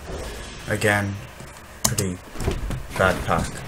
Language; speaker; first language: English; native; English